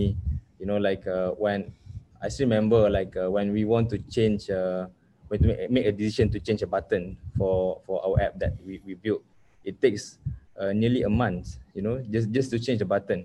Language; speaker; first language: English; non-native, local second language; Malay